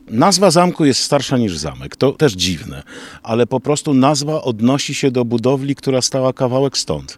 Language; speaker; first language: Polish; native; Polish